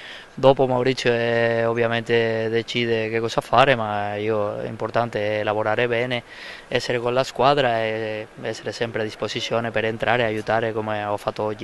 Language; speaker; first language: Italian; non-native, fluent; Spanish